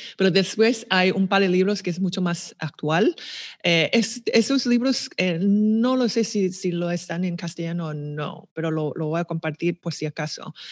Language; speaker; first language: Spanish; non-native, fluent; Chinese